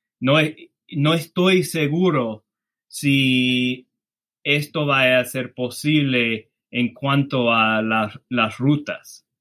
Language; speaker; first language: Spanish; non-native, fluent; English